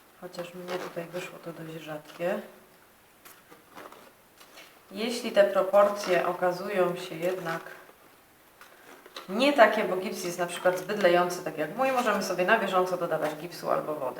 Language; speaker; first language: Polish; native; Polish